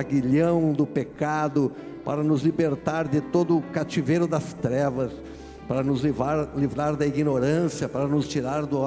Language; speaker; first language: Portuguese; native; Portuguese